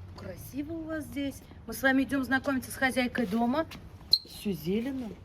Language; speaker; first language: Russian; native; Russian